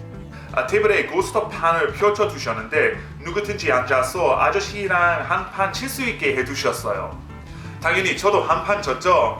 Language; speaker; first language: Korean; non-native, fluent; English